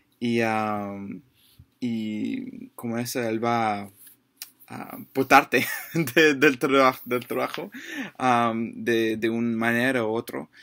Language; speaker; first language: Spanish; non-native, learner; English